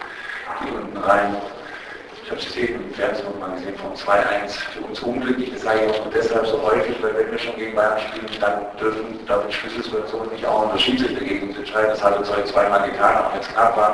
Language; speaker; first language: German; native; German